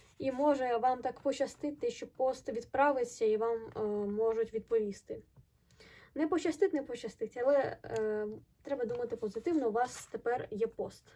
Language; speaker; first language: Ukrainian; non-native, local second language; Russian